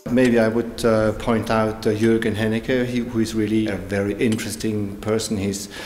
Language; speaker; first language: English; non-native, fluent; German